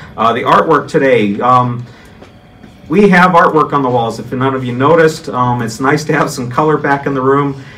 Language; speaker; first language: English; native; English